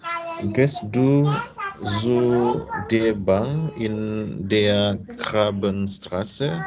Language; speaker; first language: German; non-native, learner; Indonesian